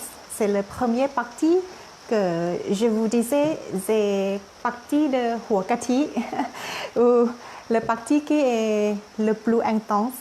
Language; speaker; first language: French; non-native, learner; Thai